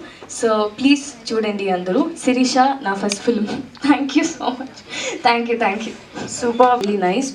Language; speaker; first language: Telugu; non-native, learner; Tamil